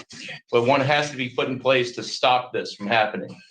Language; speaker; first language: English; native; English